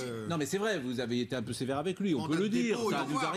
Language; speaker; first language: French; native; French